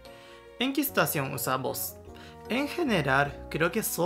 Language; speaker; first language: Spanish; non-native, learner; Japanese